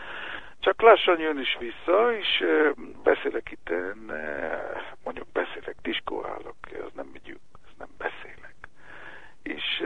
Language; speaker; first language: Hungarian; early bilingual, heritage; Hebrew